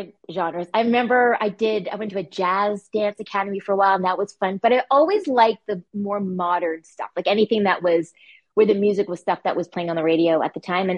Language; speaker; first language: English; native; English